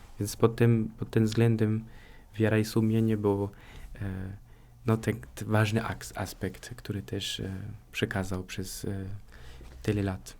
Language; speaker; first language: Polish; non-native, fluent; French